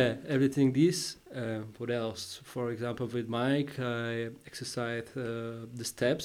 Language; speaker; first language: English; non-native, learner; Czech